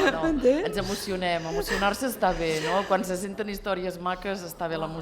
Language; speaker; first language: Catalan; native; Catalan